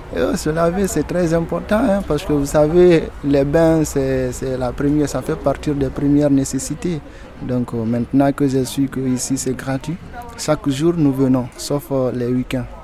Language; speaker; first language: French; non-native, local second language; Susu